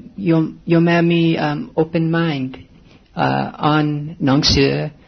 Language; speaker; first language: English; native; English